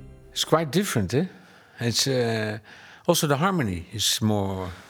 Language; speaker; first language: English; non-native, fluent; Dutch